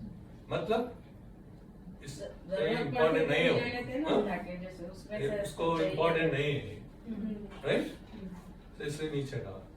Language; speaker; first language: Hindi; non-native, local second language; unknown